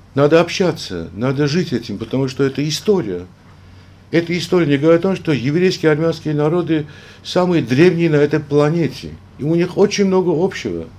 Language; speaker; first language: Russian; non-native, local second language; Armenian